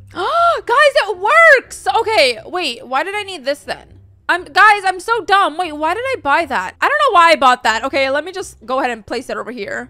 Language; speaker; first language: English; native; English